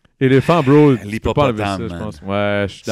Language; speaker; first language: French; native; French